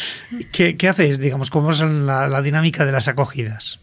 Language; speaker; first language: Spanish; native; Spanish